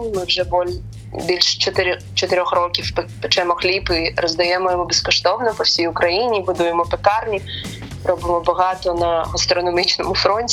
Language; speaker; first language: Ukrainian; non-native, local second language; Russian